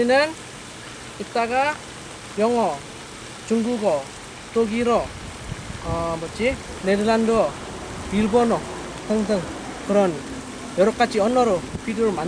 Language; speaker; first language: Korean; non-native, learner; Indonesian